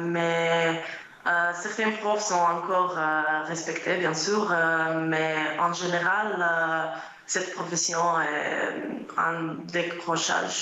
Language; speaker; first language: French; non-native, fluent; Croatian